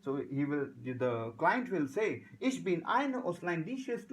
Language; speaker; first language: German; non-native, learner; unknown